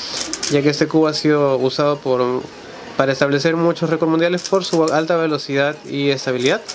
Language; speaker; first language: Spanish; native; Spanish